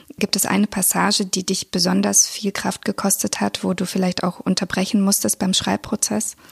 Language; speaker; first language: German; early bilingual, other home language; Russian